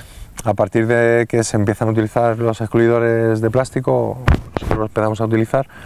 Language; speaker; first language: Spanish; native; Spanish